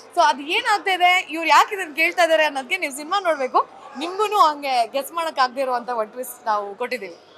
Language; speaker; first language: Kannada; native; Kannada